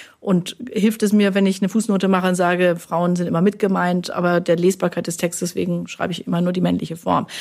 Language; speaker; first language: German; native; German